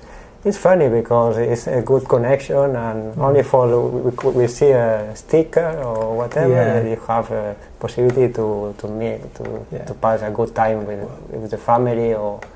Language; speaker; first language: English; non-native, learner; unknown